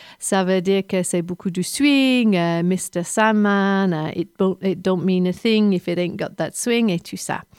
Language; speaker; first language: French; non-native, fluent; English